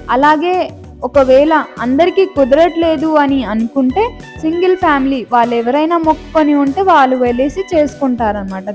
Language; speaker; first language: Telugu; non-native, local second language; Lambadi